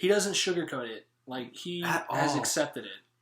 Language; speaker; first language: English; native; English